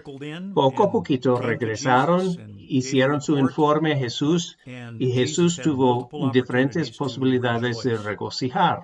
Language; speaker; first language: Spanish; non-native, fluent; English